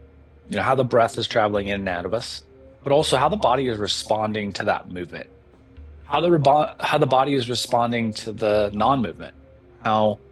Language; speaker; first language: English; native; English